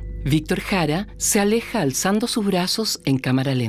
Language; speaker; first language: Spanish; native; Spanish